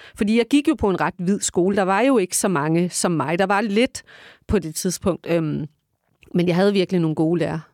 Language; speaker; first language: Danish; early bilingual, other home language; Turkish